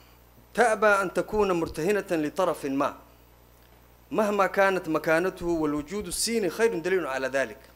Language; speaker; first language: Arabic; non-native, local second language; Somali